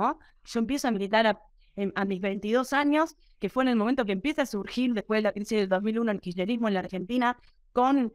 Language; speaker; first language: Spanish; native; Spanish